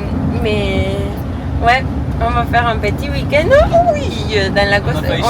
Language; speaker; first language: French; non-native, fluent; Spanish